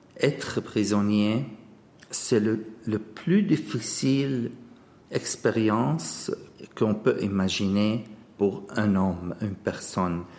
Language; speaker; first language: French; non-native, fluent; Arabic